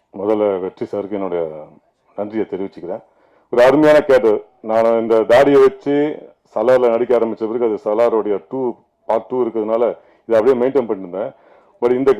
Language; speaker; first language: Tamil; native; Tamil